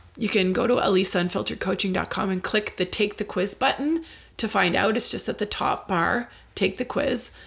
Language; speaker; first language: English; native; English